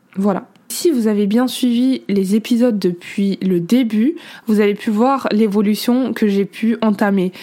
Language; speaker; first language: French; native; French